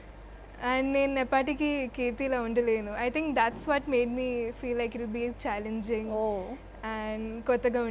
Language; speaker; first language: Telugu; non-native, local second language; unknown